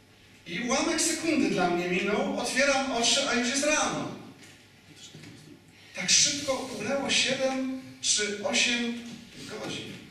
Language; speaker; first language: Polish; native; Polish